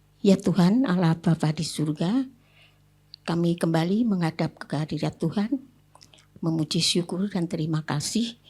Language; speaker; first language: Indonesian; native; Indonesian